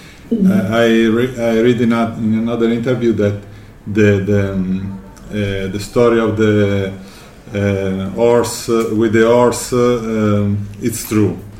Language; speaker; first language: English; non-native, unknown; Italian